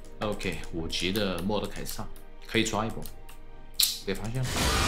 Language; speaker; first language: Chinese; native; Chinese